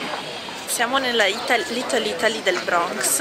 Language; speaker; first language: Italian; native; Italian